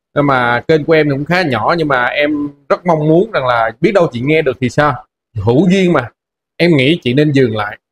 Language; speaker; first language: Vietnamese; native; Vietnamese